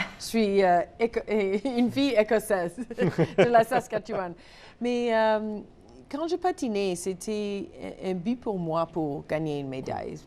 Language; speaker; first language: French; non-native, local second language; English